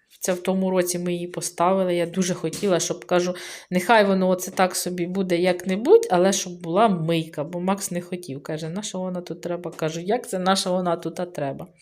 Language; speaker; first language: Ukrainian; native; Ukrainian